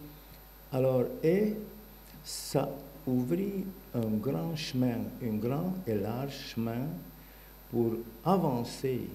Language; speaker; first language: French; non-native, learner; Bulgarian